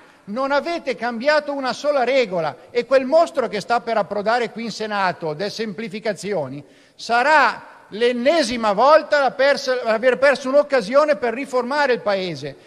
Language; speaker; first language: Italian; native; Italian